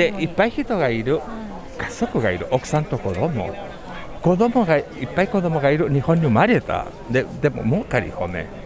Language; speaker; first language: Japanese; non-native, learner; Spanish